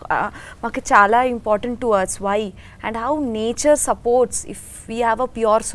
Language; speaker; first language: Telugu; non-native, learner; Bangla